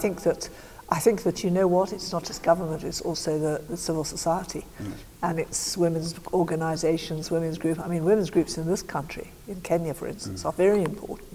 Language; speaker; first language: English; native; English